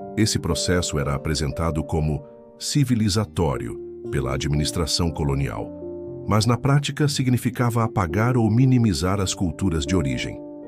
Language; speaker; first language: Portuguese; non-native, local second language; Kabuverdianu